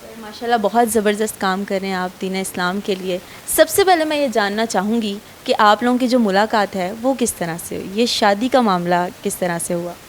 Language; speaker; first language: Urdu; native; Urdu